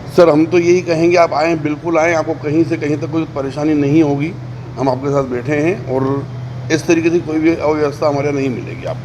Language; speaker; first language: Hindi; non-native, local second language; Gujarati